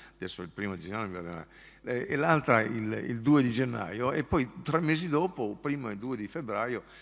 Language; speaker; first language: Italian; native; Italian